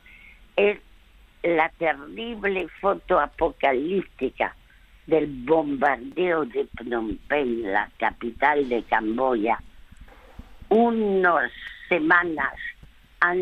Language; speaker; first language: Spanish; early bilingual, other home language; French